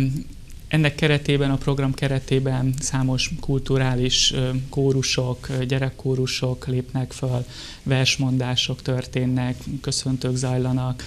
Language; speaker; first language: Hungarian; native; Hungarian